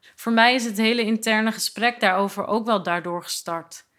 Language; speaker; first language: Dutch; native; Dutch